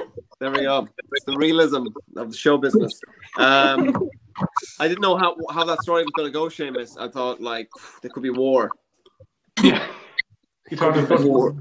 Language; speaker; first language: English; native; English